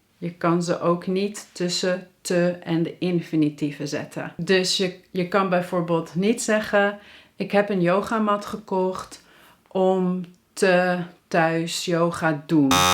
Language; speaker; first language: Dutch; native; Dutch